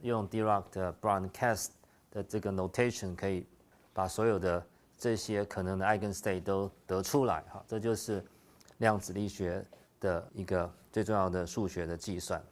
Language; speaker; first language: Chinese; native; Chinese